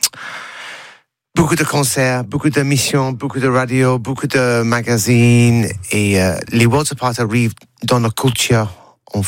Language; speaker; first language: French; non-native, learner; English